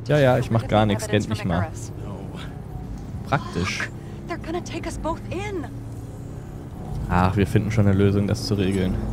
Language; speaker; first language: German; native; German